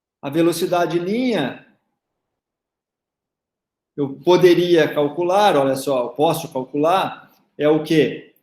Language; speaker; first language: Portuguese; native; Portuguese